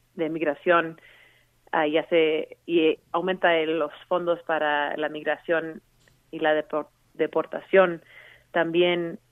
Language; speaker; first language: Spanish; early bilingual, heritage; Spanish